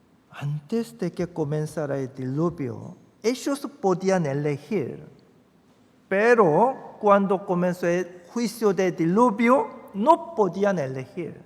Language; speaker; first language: Spanish; non-native, fluent; Korean